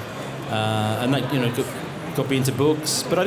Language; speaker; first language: English; native; English